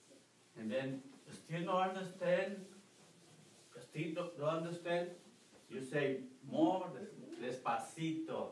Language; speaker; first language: English; non-native, learner; Spanish